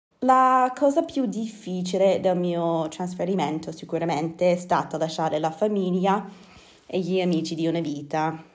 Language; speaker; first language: Italian; non-native, fluent; English